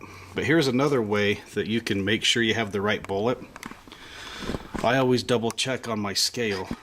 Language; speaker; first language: English; native; English